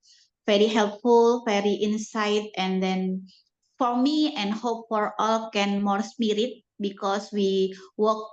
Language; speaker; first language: English; non-native, learner; Indonesian